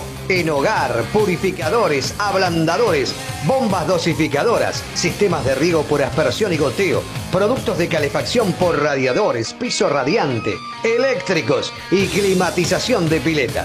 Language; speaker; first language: Spanish; native; Spanish